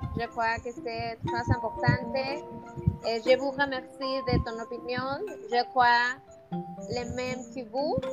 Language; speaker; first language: French; non-native, learner; Spanish